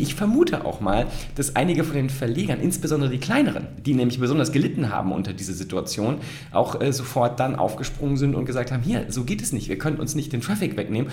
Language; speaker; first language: German; native; German